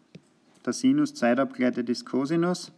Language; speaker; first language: German; native; German